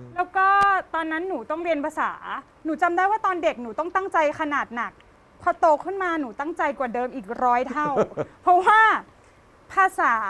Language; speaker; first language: Thai; native; Thai